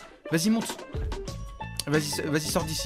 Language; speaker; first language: French; native; French